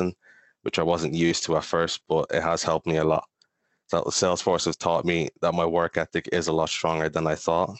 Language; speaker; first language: English; native; English